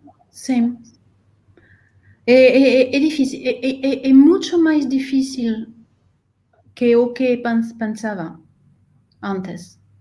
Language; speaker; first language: Portuguese; non-native, learner; French